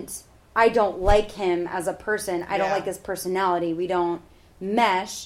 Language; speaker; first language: English; native; English